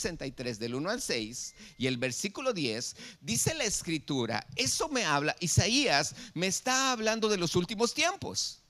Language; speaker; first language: Spanish; native; Spanish